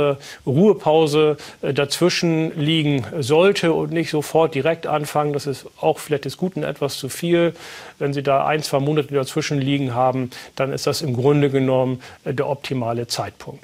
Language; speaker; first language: German; native; German